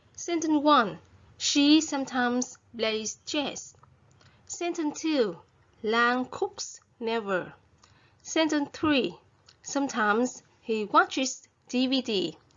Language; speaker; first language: English; non-native, fluent; Vietnamese